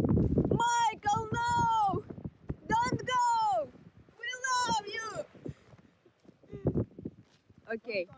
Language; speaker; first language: English; non-native, learner; Russian